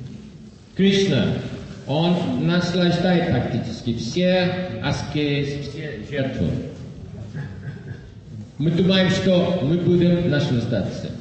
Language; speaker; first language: Russian; non-native, fluent; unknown